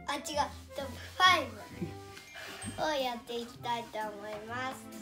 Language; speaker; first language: Japanese; native; Japanese